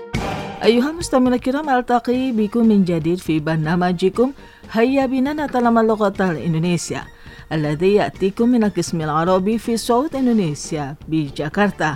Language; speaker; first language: Arabic; non-native, fluent; Indonesian